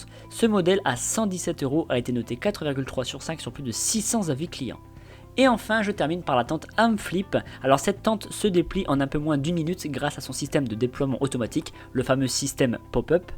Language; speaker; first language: French; native; French